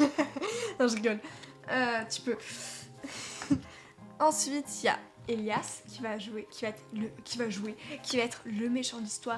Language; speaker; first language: French; native; French